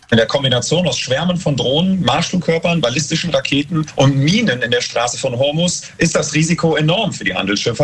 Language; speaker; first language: German; native; German